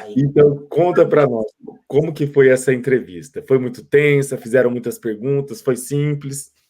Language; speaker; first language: Portuguese; native; Portuguese